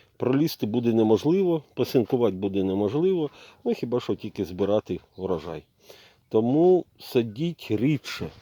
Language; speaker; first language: Ukrainian; native; Ukrainian